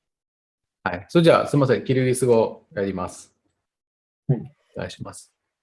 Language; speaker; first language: Japanese; non-native, fluent; Tatar